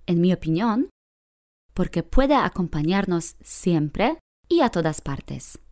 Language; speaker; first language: Spanish; non-native, fluent; Polish